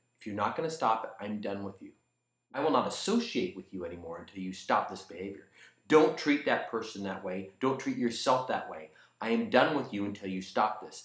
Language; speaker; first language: English; native; English